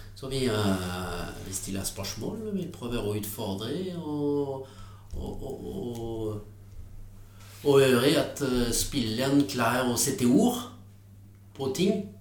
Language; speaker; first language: Norwegian; non-native, fluent; French